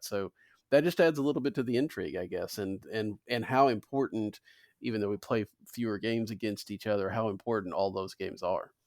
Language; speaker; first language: English; native; English